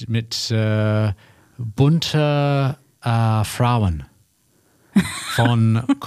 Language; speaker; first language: German; non-native, learner; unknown